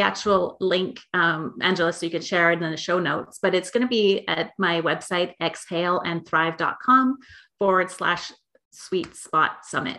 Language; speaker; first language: English; native; English